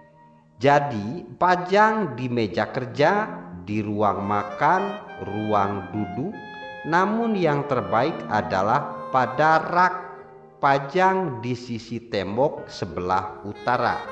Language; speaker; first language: Indonesian; native; Indonesian